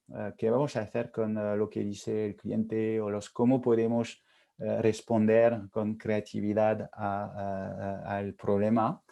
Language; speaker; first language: Spanish; non-native, fluent; French